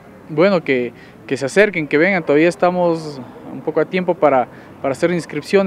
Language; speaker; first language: Spanish; native; Spanish